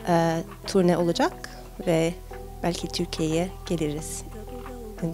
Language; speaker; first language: Turkish; early bilingual, heritage; Turkish